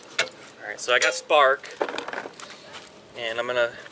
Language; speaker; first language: English; native; English